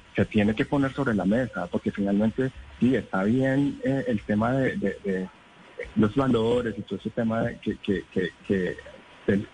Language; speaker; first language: Spanish; native; Spanish